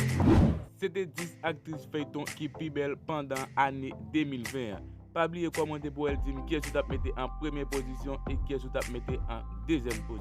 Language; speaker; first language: French; non-native, local second language; Haitian Creole